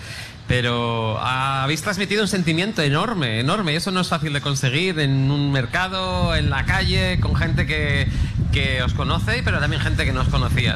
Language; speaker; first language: Spanish; native; Spanish